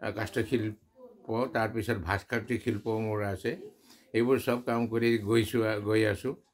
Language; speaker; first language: Assamese; non-native, local second language; Nepali